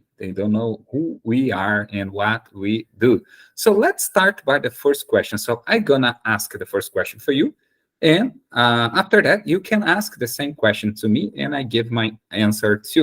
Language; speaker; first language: English; non-native, fluent; Portuguese